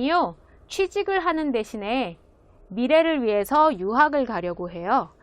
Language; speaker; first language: Korean; native; Korean